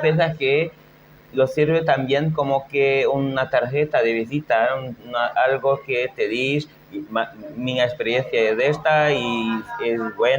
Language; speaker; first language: Spanish; non-native, fluent; Portuguese